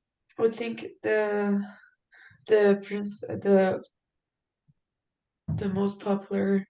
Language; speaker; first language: English; non-native, learner; Portuguese